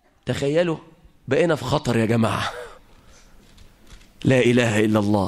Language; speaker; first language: Arabic; native; Arabic